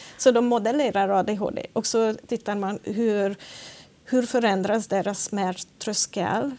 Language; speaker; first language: Swedish; non-native, fluent; Hungarian